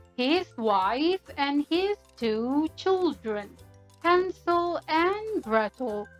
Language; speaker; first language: English; non-native, local second language; Malay